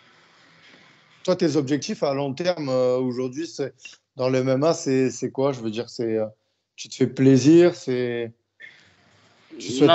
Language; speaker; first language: French; native; French